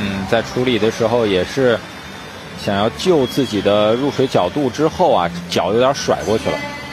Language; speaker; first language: Chinese; native; Chinese